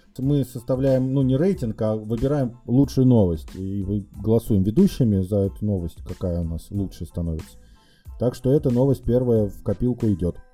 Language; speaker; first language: Russian; native; Russian